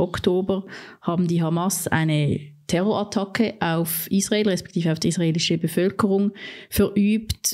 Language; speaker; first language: German; native; German